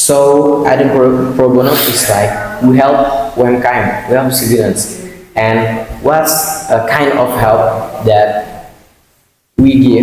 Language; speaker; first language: English; non-native, learner; Indonesian